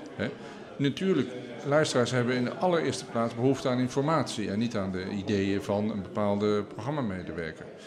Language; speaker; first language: Dutch; native; Dutch